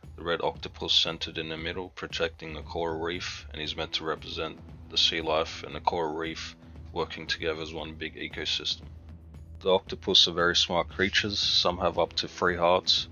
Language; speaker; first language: English; native; English